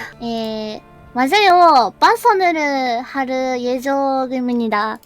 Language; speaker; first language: Korean; non-native, learner; Japanese